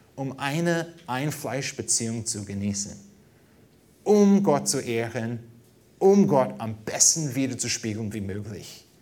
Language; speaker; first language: German; non-native, fluent; English